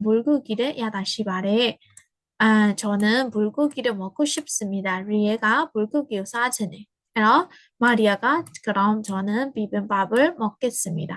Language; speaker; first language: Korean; non-native, fluent; Burmese